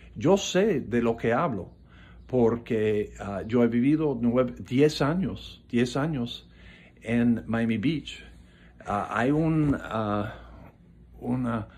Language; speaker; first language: Spanish; non-native, fluent; English